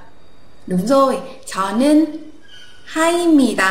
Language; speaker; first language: Korean; non-native, fluent; Vietnamese